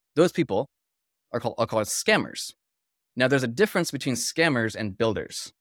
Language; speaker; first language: English; native; English